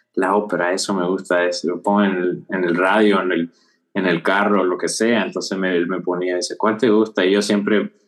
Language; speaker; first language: Spanish; early bilingual, heritage; Spanish